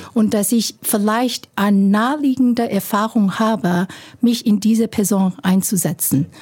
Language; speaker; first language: German; non-native, fluent; Chinese